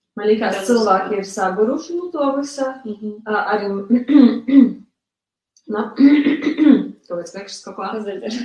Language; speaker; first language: Latvian; early bilingual, other home language; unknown